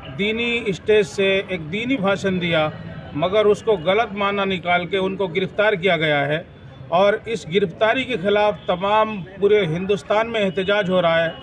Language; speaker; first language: Urdu; native; Urdu